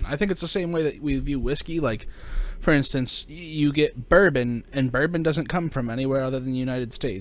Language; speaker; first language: English; native; English